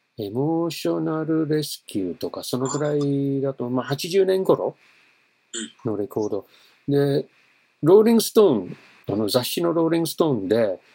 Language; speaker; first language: Japanese; non-native, fluent; English